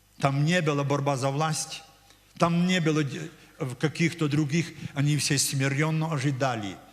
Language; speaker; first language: Russian; non-native, local second language; Ukrainian